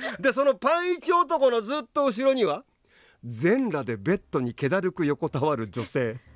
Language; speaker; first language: Japanese; native; Japanese